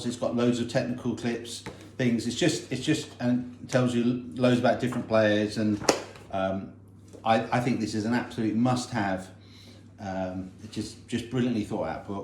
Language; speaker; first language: English; native; English